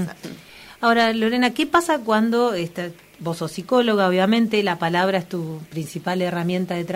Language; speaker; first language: Spanish; native; Spanish